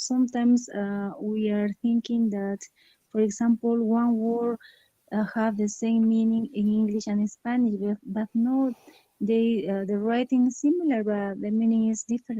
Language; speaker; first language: English; non-native, learner; Spanish